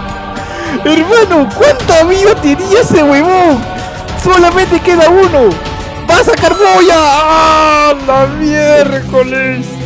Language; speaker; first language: Spanish; native; Spanish